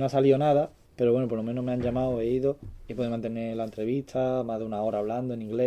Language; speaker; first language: Spanish; native; Spanish